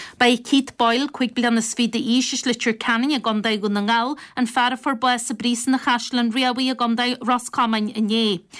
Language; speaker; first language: Irish; native; Irish